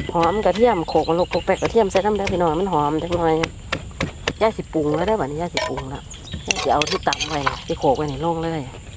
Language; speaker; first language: Thai; native; Thai